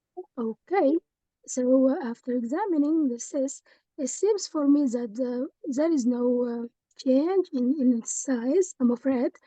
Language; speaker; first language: English; non-native, fluent; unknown